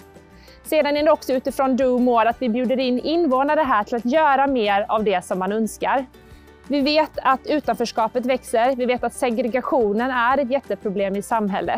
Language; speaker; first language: Swedish; native; Swedish